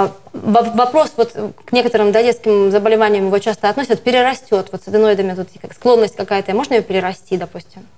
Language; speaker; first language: Russian; native; Russian